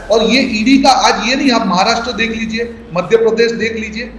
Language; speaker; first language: Hindi; non-native, local second language; Gujarati